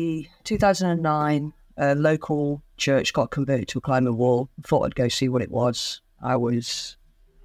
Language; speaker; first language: English; native; English